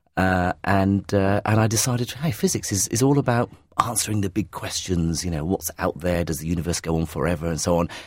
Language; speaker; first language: English; early bilingual, other home language; Arabic